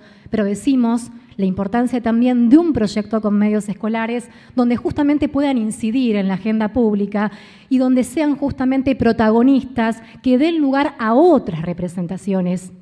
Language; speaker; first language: Spanish; native; Spanish